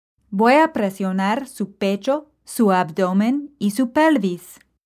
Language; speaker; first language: Spanish; non-native, fluent; English